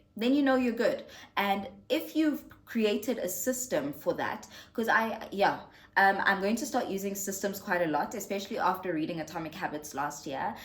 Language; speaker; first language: English; non-native, local second language; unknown